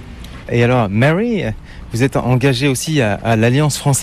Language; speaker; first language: French; native; French